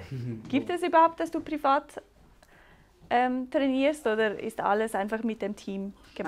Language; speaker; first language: German; native; German